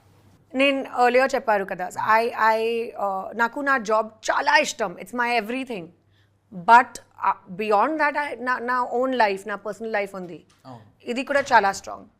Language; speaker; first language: Telugu; non-native, local second language; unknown